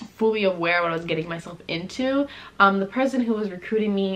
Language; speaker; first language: English; native; English